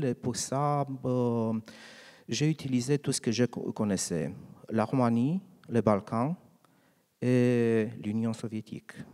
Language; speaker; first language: French; non-native, learner; Romanian